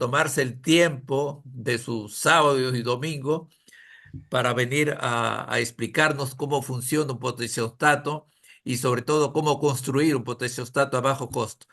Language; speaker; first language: Spanish; native; Spanish